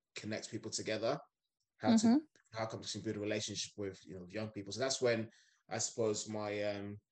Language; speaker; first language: English; non-native, local second language; Yoruba